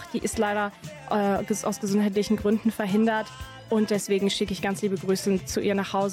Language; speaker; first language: German; native; German